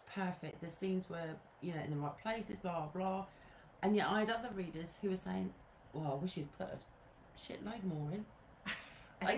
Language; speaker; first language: English; native; English